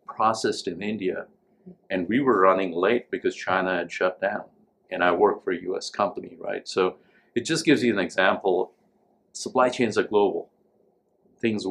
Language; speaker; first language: English; non-native, local second language; Hindi